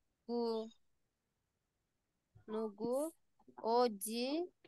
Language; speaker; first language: Korean; non-native, learner; Kyrgyz